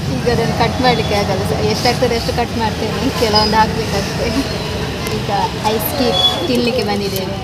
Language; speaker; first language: Kannada; non-native, local second language; Tulu